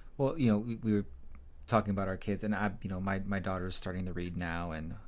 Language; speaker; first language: English; native; English